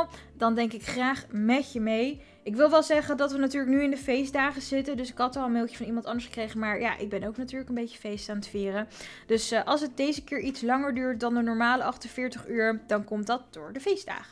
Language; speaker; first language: Dutch; native; Dutch